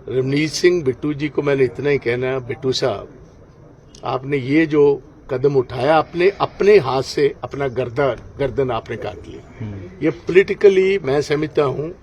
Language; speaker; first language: Urdu; non-native, local second language; Punjabi